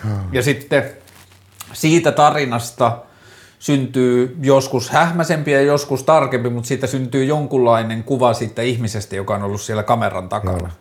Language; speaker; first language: Finnish; native; Finnish